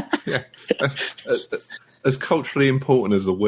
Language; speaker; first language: English; native; English